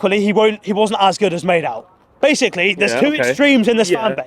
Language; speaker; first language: English; native; English